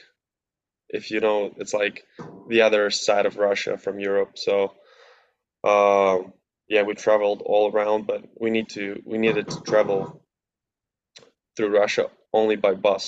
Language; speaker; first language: English; non-native, fluent; Latvian